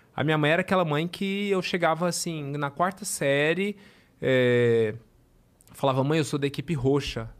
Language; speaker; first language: Portuguese; native; Portuguese